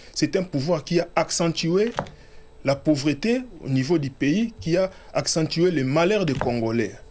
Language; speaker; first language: French; non-native, local second language; Lingala